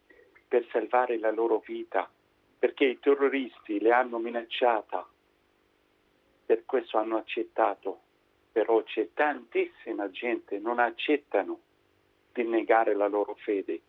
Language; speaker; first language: Italian; non-native, fluent; Arabic